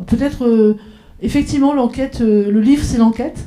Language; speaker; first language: French; native; French